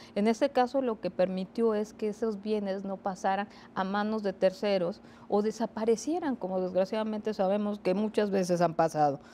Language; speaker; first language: Spanish; native; Spanish